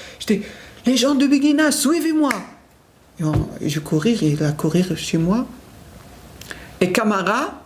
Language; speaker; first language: French; non-native, learner; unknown